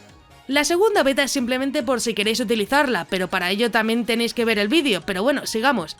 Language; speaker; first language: Spanish; native; Spanish